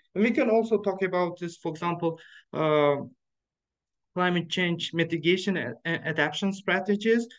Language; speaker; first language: English; non-native, fluent; Uzbek